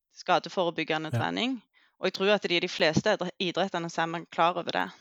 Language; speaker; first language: Norwegian; native; Norwegian